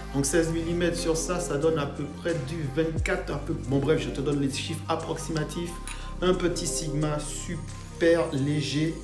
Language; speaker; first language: French; non-native, fluent; English